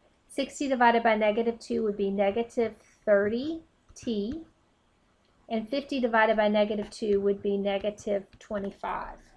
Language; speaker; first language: English; native; English